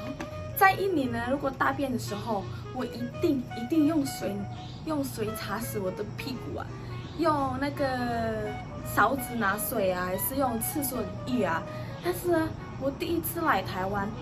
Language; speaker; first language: Chinese; non-native, fluent; Indonesian